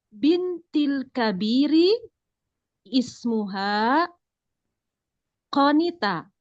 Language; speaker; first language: Arabic; non-native, learner; Indonesian